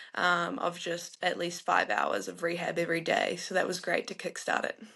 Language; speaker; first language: English; native; English